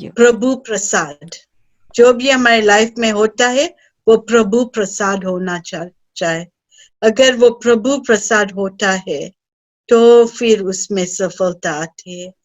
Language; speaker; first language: Hindi; early bilingual, heritage; Hindi